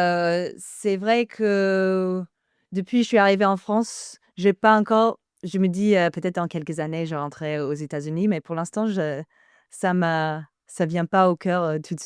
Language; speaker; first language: French; non-native, fluent; English